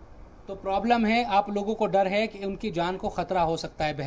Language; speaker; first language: Hindi; native; Hindi